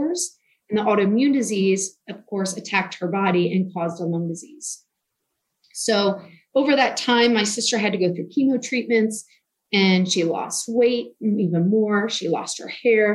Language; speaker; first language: English; native; English